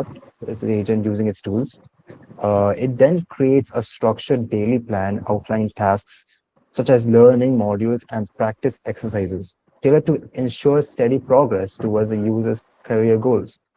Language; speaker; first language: English; non-native, local second language; Malayalam